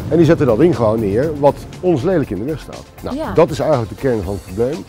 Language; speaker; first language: Dutch; native; Dutch